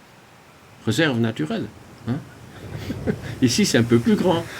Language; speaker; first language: French; non-native, fluent; Dutch